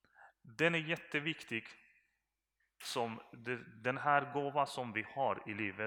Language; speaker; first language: Swedish; non-native, learner; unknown